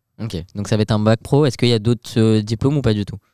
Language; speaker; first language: French; native; French